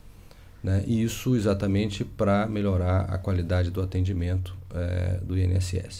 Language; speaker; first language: Portuguese; native; Portuguese